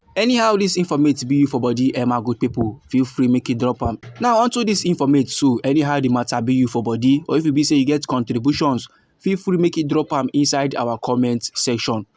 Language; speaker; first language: Nigerian Pidgin; native; Nigerian Pidgin